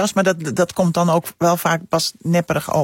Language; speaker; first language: Dutch; native; Dutch